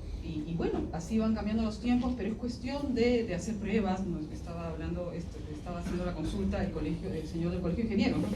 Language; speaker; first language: Spanish; native; Spanish